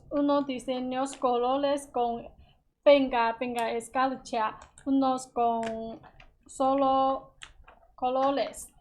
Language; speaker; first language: Spanish; non-native, learner; Chinese